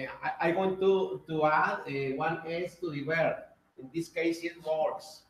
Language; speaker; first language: English; non-native, learner; Spanish